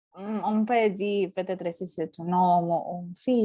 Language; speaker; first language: French; non-native, learner; Spanish